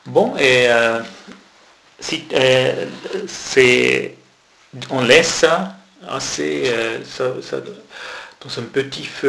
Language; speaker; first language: French; non-native, local second language; German